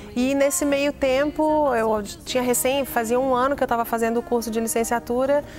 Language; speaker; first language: Portuguese; native; Portuguese